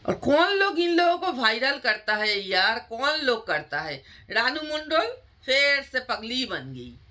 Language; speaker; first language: Hindi; non-native, local second language; Bangla